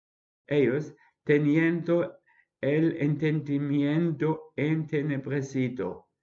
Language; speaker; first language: Spanish; non-native, fluent; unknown